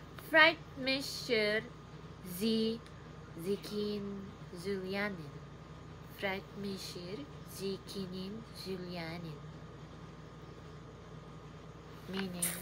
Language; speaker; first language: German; non-native, learner; Filipino